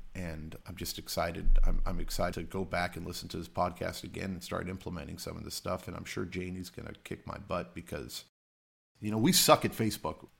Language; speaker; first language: English; native; English